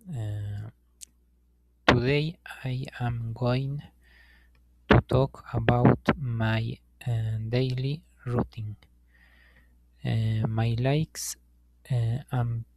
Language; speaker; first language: English; non-native, learner; Spanish